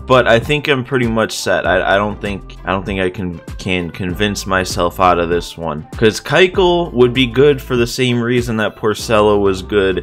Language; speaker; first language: English; native; English